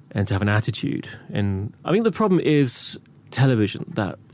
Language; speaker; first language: English; native; English